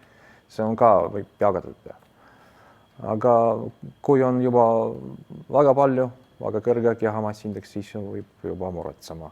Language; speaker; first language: Estonian; non-native, learner; Russian